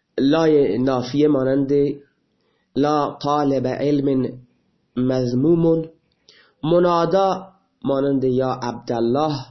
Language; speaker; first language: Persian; non-native, local second language; Baluchi